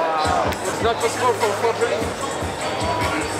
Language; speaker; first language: English; non-native, learner; French